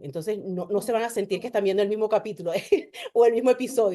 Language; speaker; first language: Spanish; native; Spanish